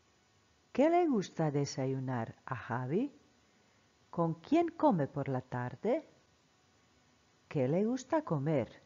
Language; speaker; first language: Spanish; non-native, fluent; Croatian